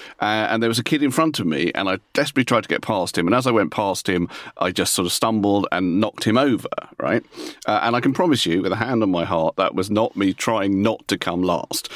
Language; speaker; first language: English; native; English